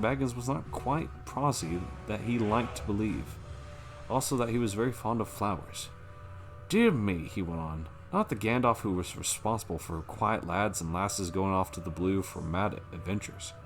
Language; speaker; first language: English; native; English